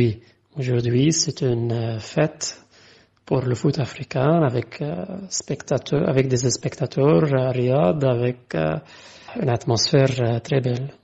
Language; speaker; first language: French; non-native, fluent; Arabic